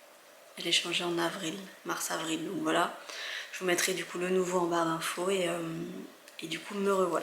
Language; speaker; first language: French; native; French